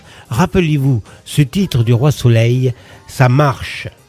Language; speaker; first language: French; native; French